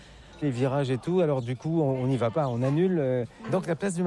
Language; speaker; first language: French; native; French